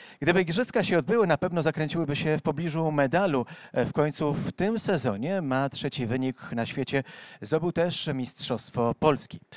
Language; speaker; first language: Polish; native; Polish